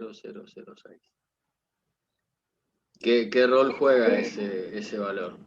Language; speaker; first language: Spanish; native; Spanish